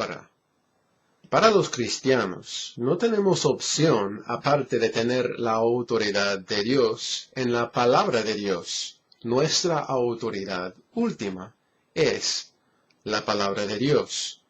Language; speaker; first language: Spanish; non-native, fluent; English